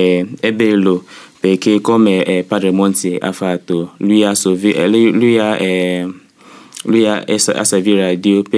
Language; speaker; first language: Italian; non-native, learner; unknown